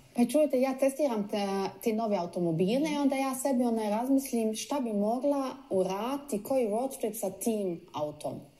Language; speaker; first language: Croatian; early bilingual, heritage; Croatian